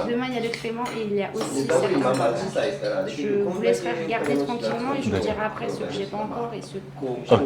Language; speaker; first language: French; native; French